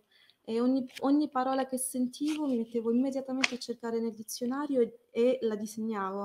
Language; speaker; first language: Italian; early bilingual, other home language; Arabic